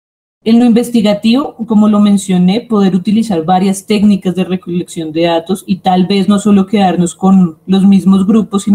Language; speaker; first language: Spanish; native; Spanish